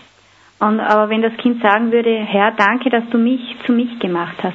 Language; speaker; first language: German; native; German